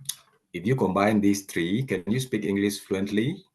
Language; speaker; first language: English; non-native, fluent; Indonesian